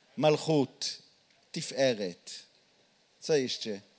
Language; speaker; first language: Polish; non-native, learner; Hebrew